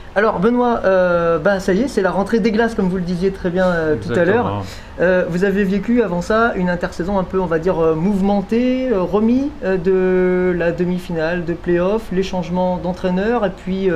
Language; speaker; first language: French; native; French